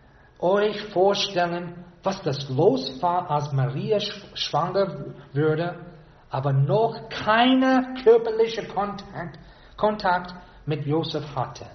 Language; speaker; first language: German; non-native, fluent; English